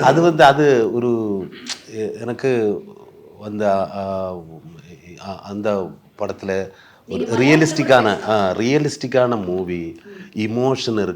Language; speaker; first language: Tamil; non-native, learner; Malayalam